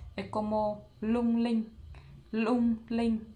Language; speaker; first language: Spanish; non-native, learner; Vietnamese